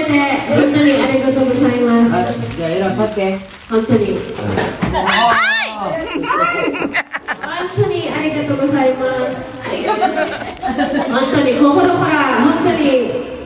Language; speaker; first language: Japanese; non-native, learner; Filipino